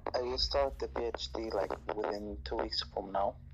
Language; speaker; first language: English; non-native, fluent; Arabic